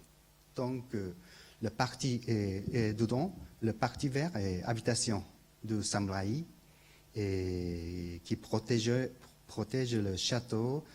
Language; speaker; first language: French; non-native, learner; Japanese